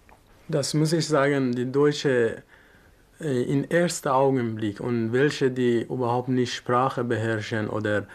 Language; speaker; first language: German; non-native, learner; Persian